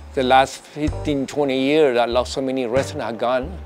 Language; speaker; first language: English; non-native, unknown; Chinese